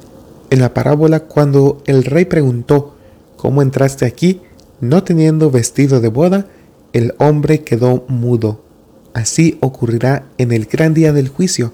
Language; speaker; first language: Spanish; native; Spanish